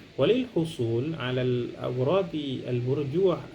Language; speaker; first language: Arabic; non-native, fluent; Indonesian